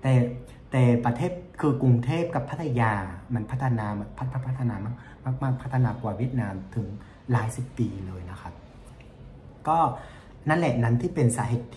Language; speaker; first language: Thai; non-native, fluent; Vietnamese